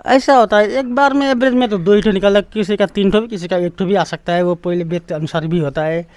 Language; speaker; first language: Hindi; non-native, local second language; Nepali